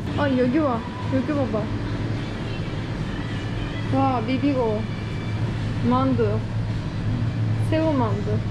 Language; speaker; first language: Korean; non-native, learner; Turkish